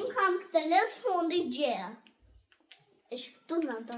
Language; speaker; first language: Albanian; early bilingual, heritage; Albanian